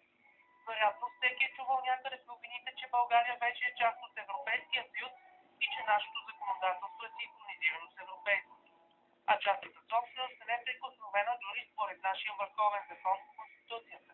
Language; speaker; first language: Bulgarian; native; Bulgarian